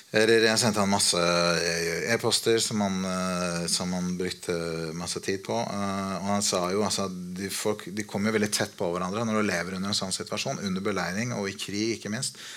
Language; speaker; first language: Norwegian; native; Norwegian